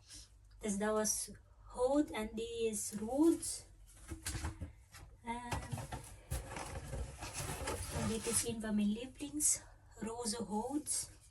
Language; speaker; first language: Dutch; non-native, fluent; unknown